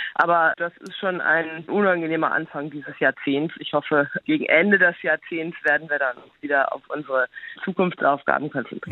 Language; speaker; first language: German; native; German